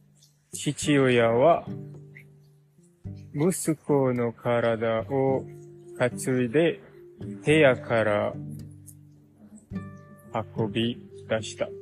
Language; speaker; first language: Japanese; non-native, learner; English